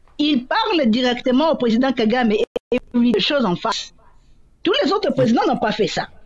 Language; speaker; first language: French; non-native, local second language; Swahili